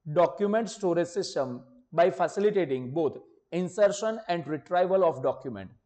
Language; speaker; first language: English; non-native, local second language; Gujarati